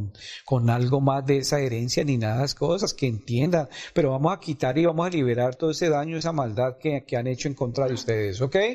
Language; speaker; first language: Spanish; native; Spanish